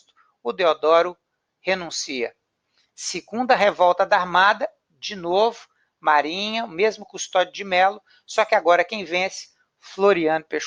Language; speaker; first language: Portuguese; native; Portuguese